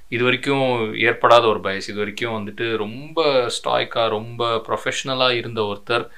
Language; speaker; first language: Tamil; native; Tamil